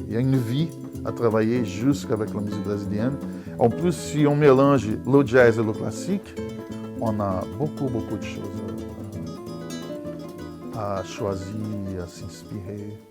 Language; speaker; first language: French; non-native, fluent; Portuguese